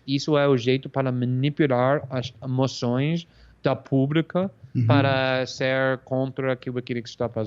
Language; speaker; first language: Portuguese; non-native, fluent; English